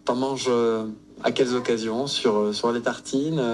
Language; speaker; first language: French; native; French